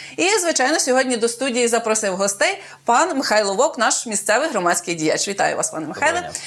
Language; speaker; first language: Ukrainian; native; Ukrainian